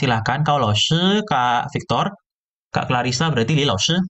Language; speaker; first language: Indonesian; native; Indonesian